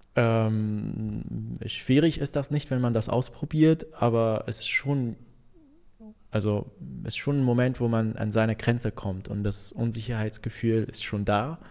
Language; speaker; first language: German; non-native, fluent; Arabic